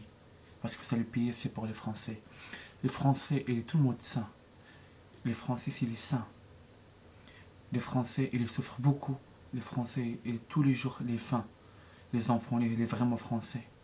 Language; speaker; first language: French; non-native, learner; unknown